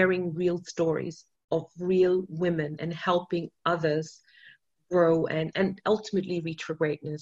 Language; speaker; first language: English; non-native, fluent; German